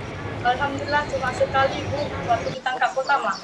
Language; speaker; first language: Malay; non-native, local second language; Achinese